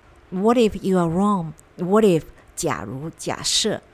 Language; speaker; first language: English; non-native, fluent; Chinese